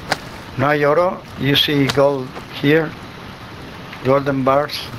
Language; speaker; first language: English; non-native, learner; Spanish